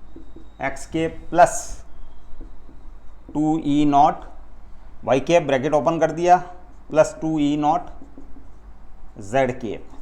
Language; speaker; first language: Hindi; native; Hindi